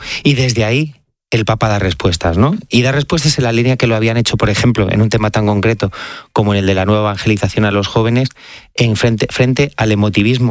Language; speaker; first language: Spanish; native; Spanish